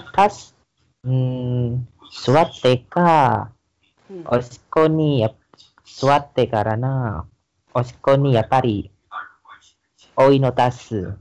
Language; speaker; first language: Japanese; non-native, learner; Chinese